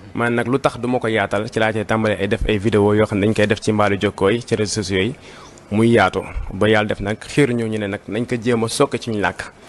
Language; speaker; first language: Wolof; early bilingual, heritage; Wolof